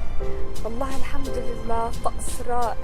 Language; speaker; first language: Arabic; native; Arabic